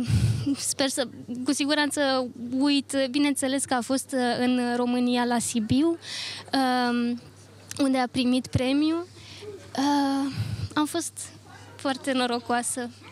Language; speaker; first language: Romanian; early bilingual, other home language; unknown